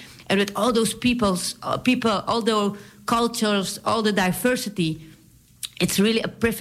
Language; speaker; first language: English; non-native, fluent; Dutch